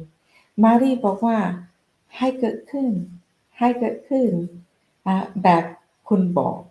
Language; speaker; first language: Thai; non-native, fluent; English